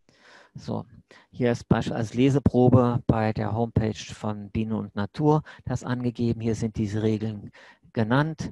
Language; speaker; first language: German; native; German